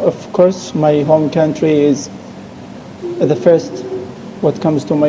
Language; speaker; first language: English; non-native, fluent; Arabic